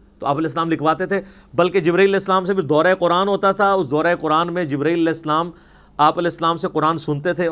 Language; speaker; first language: Urdu; non-native, local second language; Punjabi